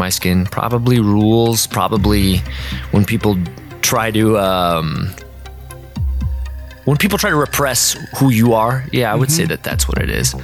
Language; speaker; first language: English; native; English